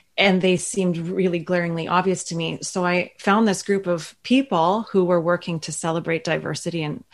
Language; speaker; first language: English; native; English